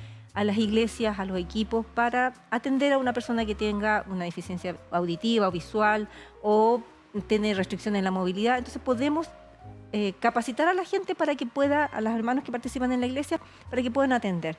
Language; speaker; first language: Spanish; native; Spanish